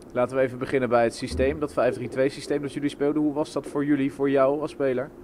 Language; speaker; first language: Dutch; native; Dutch